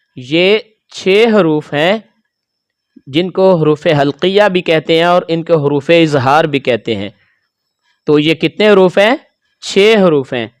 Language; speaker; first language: Urdu; native; Urdu